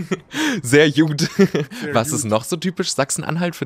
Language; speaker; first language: German; native; German